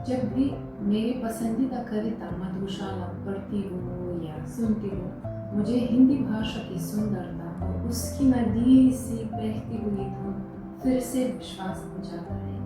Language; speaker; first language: Hindi; non-native, fluent; Lithuanian